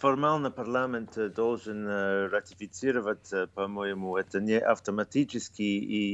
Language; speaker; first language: Russian; non-native, fluent; English